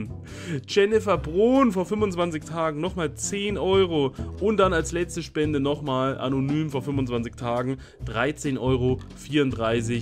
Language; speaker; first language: German; native; German